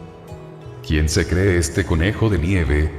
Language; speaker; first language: Spanish; native; Spanish